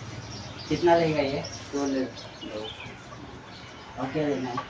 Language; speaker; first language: Hindi; non-native, local second language; Mizo